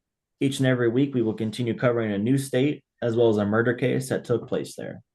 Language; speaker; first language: English; native; English